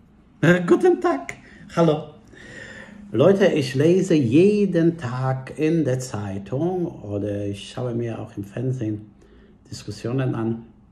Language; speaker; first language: German; non-native, fluent; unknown